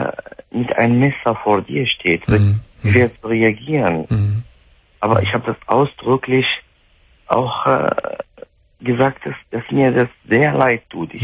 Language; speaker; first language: German; non-native, fluent; Arabic